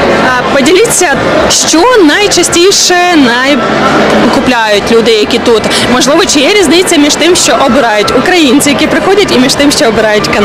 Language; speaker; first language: Ukrainian; native; Ukrainian